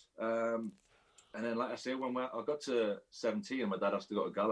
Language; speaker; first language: English; native; English